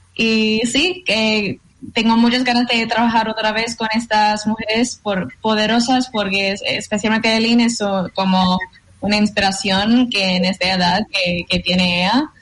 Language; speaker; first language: Spanish; non-native, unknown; English